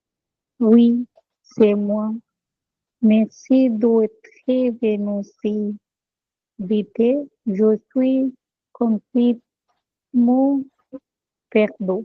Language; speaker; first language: French; non-native, learner; Bangla